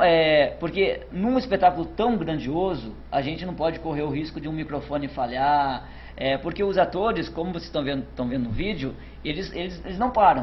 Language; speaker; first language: Portuguese; native; Portuguese